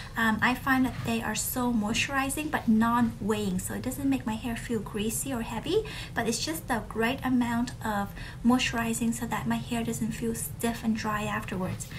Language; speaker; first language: English; early bilingual, other home language; Vietnamese